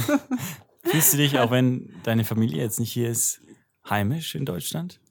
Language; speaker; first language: German; native; German